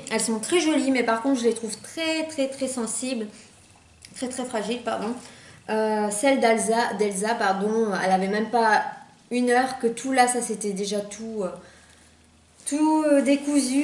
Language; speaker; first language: French; native; French